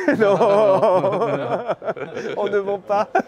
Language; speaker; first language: French; non-native, fluent; Japanese